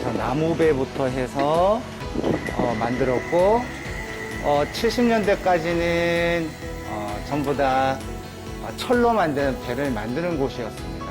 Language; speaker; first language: Korean; native; Korean